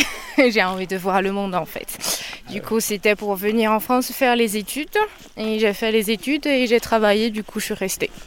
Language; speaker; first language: French; non-native, fluent; Chinese